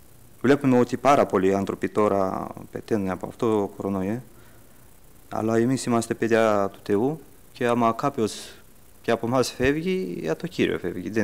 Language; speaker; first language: Greek; early bilingual, heritage; Greek